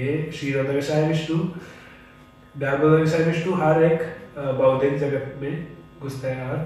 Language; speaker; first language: Hindi; non-native, fluent; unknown